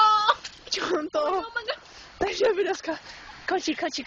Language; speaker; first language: Japanese; non-native, learner; English